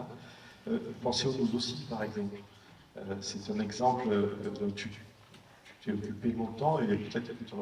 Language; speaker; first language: French; native; French